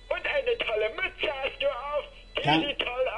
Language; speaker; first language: German; native; German